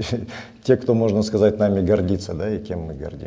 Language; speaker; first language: Russian; native; Russian